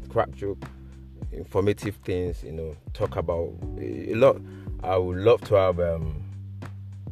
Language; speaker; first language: English; non-native, local second language; Yoruba